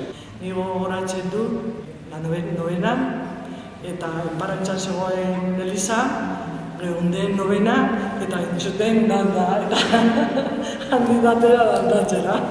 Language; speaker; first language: Basque; non-native, local second language; Spanish